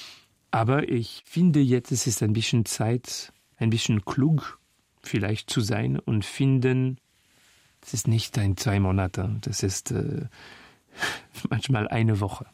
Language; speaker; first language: German; non-native, fluent; French